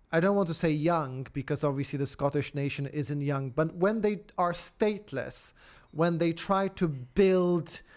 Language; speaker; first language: English; non-native, fluent; Polish